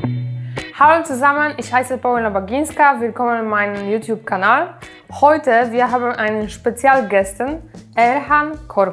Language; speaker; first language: German; non-native, learner; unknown